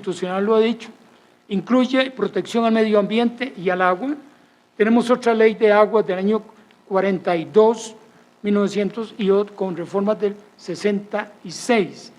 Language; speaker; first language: Spanish; native; Spanish